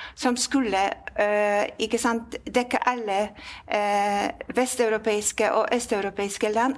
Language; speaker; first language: Norwegian; non-native, fluent; Polish